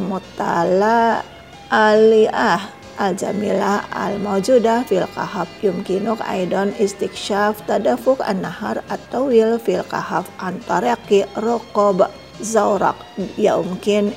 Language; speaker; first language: Arabic; non-native, learner; Indonesian